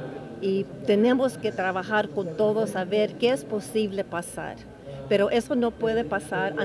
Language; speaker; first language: Spanish; early bilingual, heritage; English